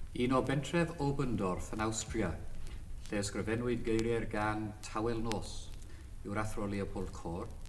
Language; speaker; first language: Welsh; non-native, local second language; English